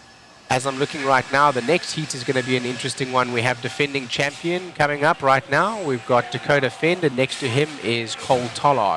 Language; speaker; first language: English; native; English